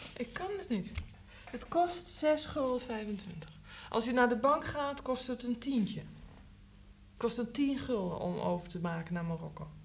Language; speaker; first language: Dutch; native; Dutch